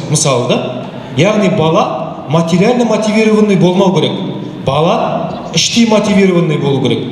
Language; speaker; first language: Russian; non-native, local second language; Kazakh